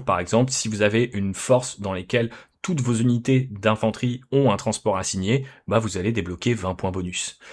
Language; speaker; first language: French; native; French